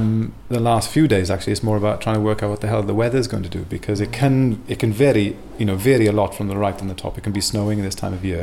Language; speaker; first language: English; native; English